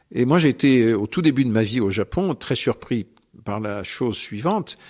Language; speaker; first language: French; native; French